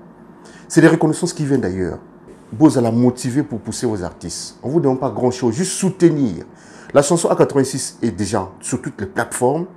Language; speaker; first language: French; non-native, local second language; Lingala